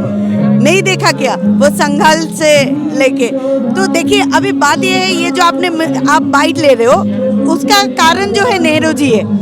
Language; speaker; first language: Hindi; non-native, local second language; Bangla